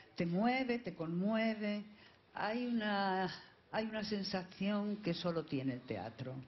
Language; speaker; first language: Spanish; native; Spanish